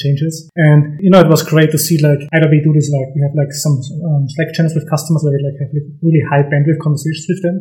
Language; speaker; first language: English; non-native, fluent; German